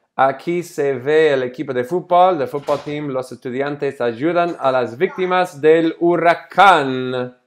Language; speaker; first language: Spanish; non-native, fluent; English